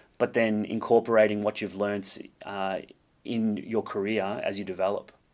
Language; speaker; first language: English; native; English